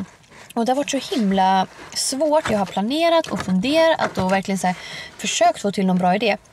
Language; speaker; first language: Swedish; native; Swedish